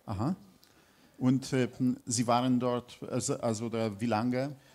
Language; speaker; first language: German; non-native, fluent; Polish